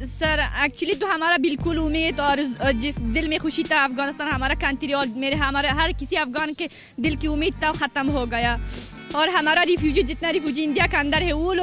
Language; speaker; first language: Hindi; non-native, learner; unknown